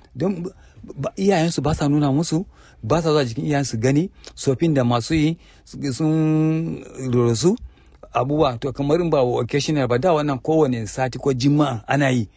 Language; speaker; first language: Hausa; non-native, local second language; Kanuri